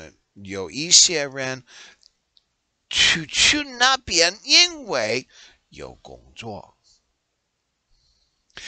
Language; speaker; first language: Chinese; non-native, learner; English